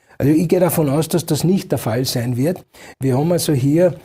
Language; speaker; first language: German; native; German